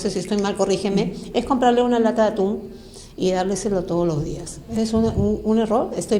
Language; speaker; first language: Spanish; native; Spanish